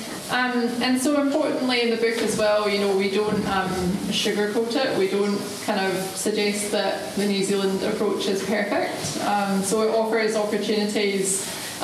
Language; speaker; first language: English; native; English